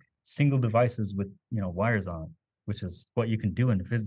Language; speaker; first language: English; early bilingual, other home language; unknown